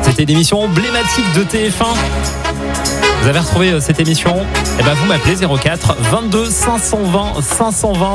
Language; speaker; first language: French; native; French